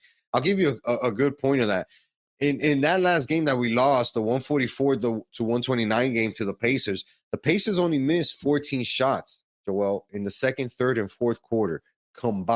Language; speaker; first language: English; native; English